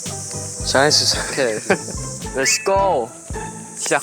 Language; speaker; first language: Korean; non-native, learner; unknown